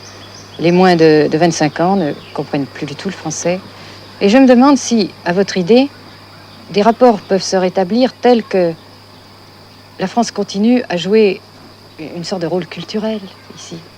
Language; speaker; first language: French; native; French